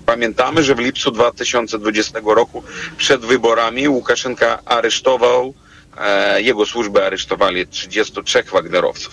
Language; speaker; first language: Polish; non-native, fluent; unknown